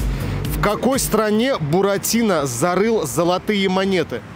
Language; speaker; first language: Russian; native; Russian